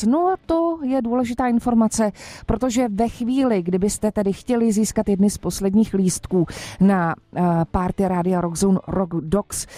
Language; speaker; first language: Czech; native; Czech